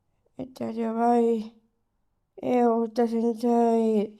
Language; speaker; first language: Basque; non-native, local second language; Spanish